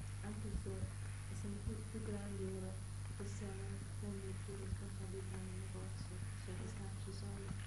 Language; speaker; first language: Italian; early bilingual, heritage; Italian